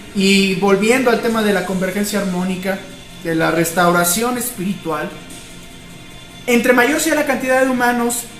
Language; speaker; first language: Spanish; native; Spanish